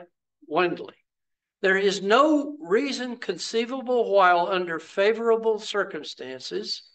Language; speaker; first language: English; native; English